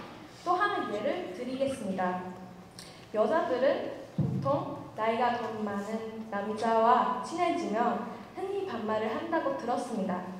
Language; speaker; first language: Korean; non-native, fluent; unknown